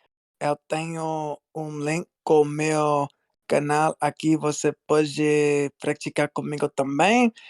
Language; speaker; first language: Portuguese; non-native, learner; English